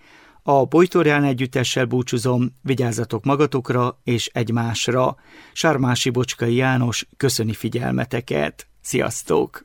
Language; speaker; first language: Hungarian; native; Hungarian